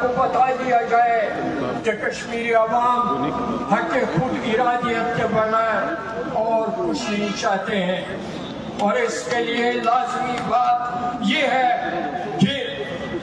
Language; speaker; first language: Urdu; non-native, local second language; Kashmiri